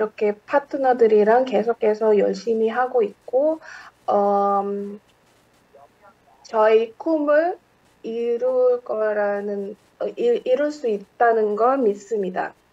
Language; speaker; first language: Korean; non-native, fluent; Indonesian